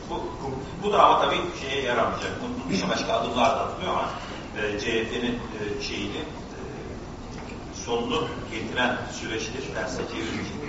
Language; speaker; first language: Turkish; native; Turkish